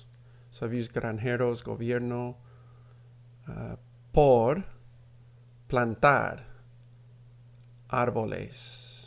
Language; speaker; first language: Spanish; non-native, fluent; English